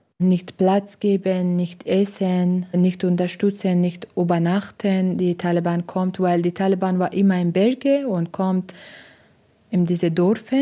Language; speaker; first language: German; non-native, learner; Persian